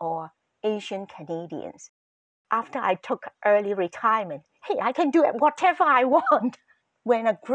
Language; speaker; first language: English; non-native, local second language; Cantonese